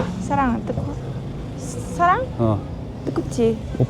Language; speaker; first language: Korean; non-native, learner; Vietnamese